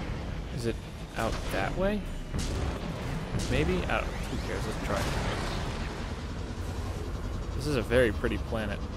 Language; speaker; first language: English; native; English